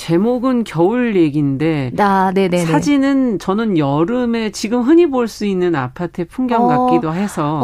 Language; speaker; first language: Korean; native; Korean